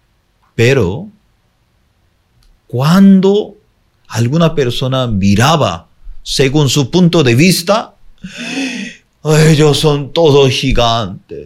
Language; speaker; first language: Spanish; non-native, fluent; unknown